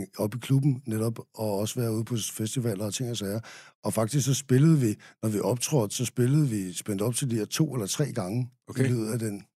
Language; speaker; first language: Danish; native; Danish